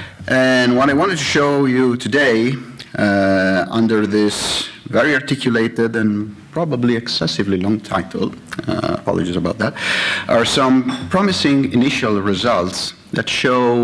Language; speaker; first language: English; non-native, fluent; Italian